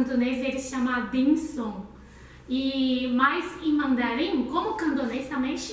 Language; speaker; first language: Portuguese; non-native, learner; Chinese